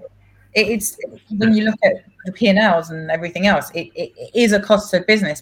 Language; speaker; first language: English; non-native, local second language; Greek